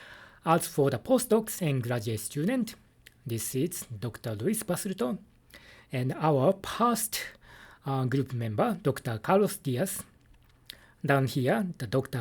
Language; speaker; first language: English; non-native, fluent; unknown